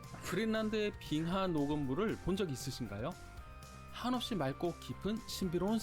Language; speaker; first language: Korean; native; Korean